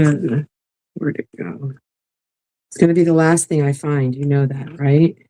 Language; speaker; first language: English; native; English